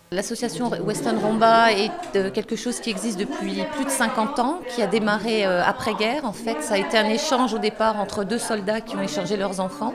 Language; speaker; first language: French; native; French